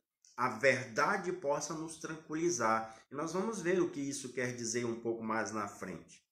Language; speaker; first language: Portuguese; native; Portuguese